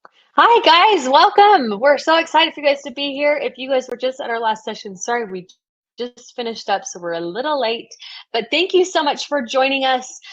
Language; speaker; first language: English; native; English